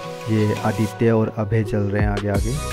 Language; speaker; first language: Hindi; native; Hindi